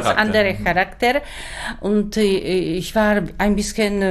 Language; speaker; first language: German; non-native, learner; Czech